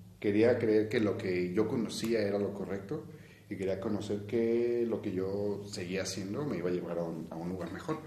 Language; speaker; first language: Spanish; native; Spanish